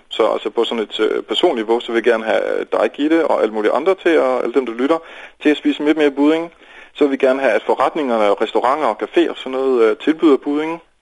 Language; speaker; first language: Danish; non-native, fluent; Dutch